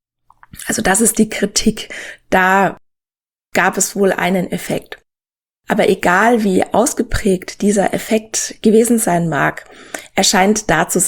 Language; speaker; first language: German; native; German